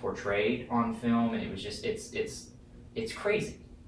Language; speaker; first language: English; native; English